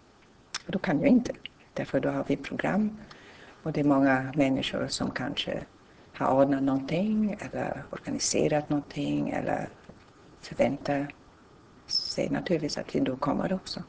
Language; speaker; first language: Swedish; non-native, fluent; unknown